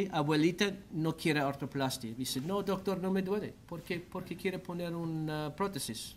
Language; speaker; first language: Spanish; non-native, learner; English